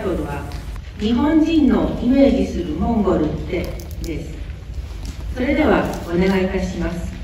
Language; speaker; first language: Japanese; native; Japanese